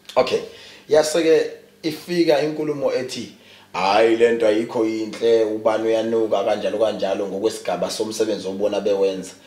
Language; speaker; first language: Zulu; native; Zulu